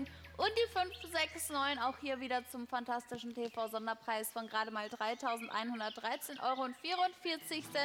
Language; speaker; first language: German; native; German